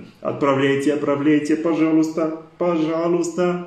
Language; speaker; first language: Russian; non-native, learner; French